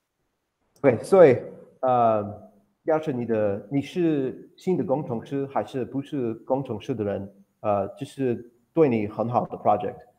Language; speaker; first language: Chinese; non-native, learner; English